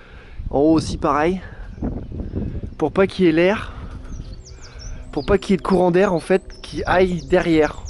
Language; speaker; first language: French; native; French